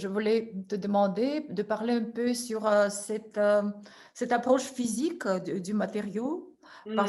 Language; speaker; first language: French; non-native, fluent; Russian